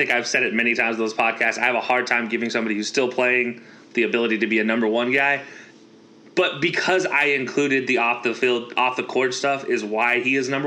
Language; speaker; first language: English; native; English